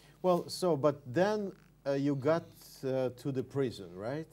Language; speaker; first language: English; non-native, fluent; Russian